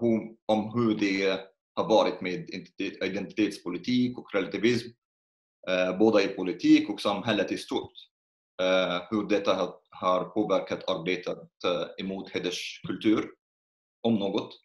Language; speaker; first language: Swedish; non-native, fluent; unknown